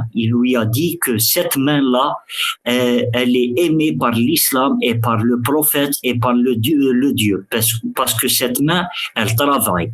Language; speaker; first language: French; early bilingual, other home language; Arabic